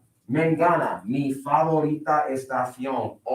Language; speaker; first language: Spanish; non-native, fluent; English